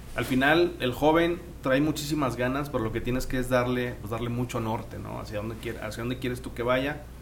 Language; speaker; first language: Spanish; native; Spanish